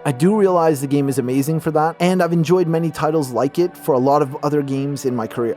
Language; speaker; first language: English; native; English